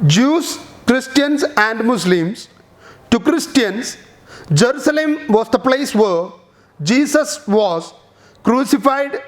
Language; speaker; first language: English; non-native, local second language; Malayalam